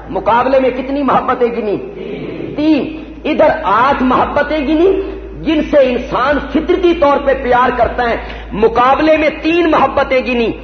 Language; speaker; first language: Urdu; non-native, local second language; Punjabi